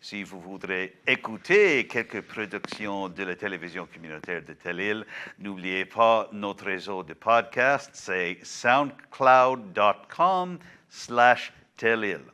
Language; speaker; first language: French; non-native, local second language; English